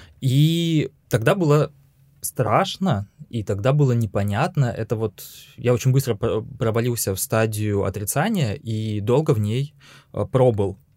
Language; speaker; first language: Russian; native; Russian